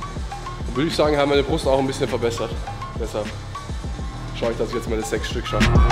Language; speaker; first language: German; native; German